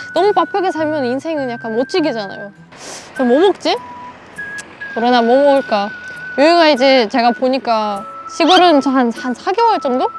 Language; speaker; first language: Korean; non-native, fluent; German